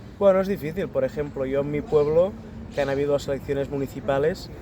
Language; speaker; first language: Spanish; non-native, local second language; Catalan